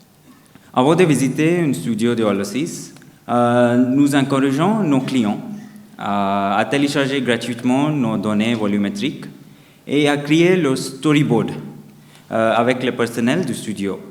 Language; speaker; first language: French; non-native, fluent; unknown